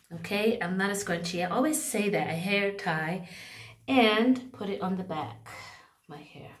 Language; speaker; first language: English; native; English